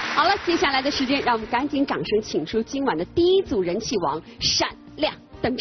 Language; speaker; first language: Chinese; native; Chinese